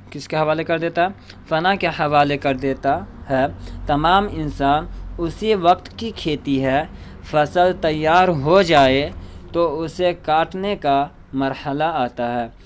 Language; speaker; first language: Urdu; native; Urdu